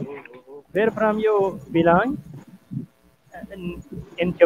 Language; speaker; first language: English; non-native, learner; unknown